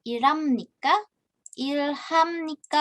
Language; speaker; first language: Korean; non-native, fluent; Indonesian